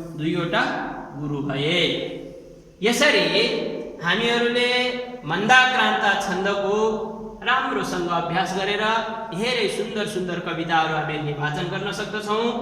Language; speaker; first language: Nepali; native; Nepali